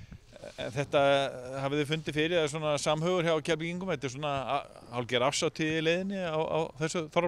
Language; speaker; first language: Icelandic; native; Icelandic